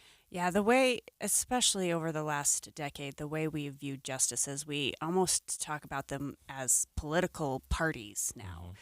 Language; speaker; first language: English; native; English